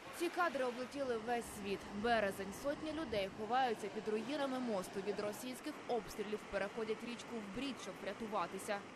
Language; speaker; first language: Ukrainian; native; Ukrainian